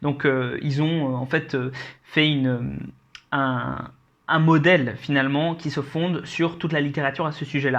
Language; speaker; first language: French; native; French